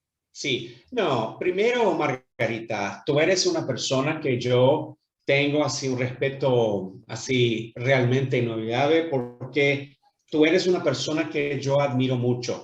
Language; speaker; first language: Spanish; non-native, fluent; Portuguese